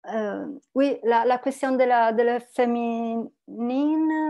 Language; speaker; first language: French; non-native, learner; Italian